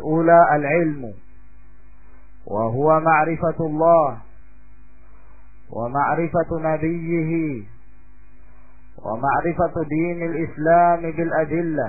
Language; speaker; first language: Arabic; non-native, fluent; Indonesian